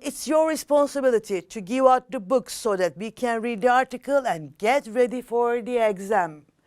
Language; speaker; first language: English; non-native, fluent; Turkish